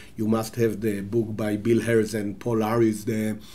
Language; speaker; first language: English; non-native, fluent; Hebrew